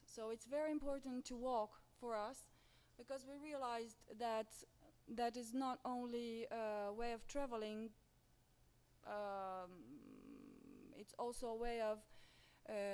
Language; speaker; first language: English; non-native, fluent; Romanian